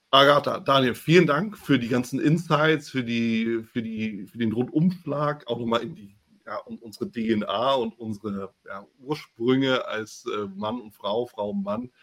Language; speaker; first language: German; native; German